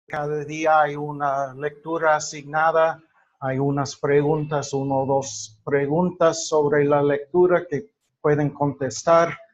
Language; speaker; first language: Spanish; non-native, fluent; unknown